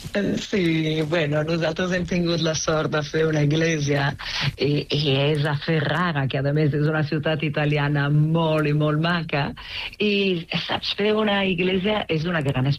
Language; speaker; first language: Catalan; non-native, fluent; Italian